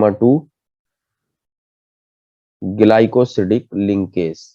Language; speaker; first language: Hindi; native; Hindi